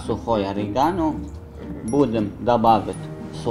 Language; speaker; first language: Russian; non-native, learner; Arabic